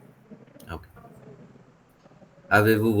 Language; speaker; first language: French; non-native, fluent; Hindi